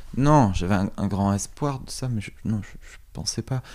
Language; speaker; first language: French; native; French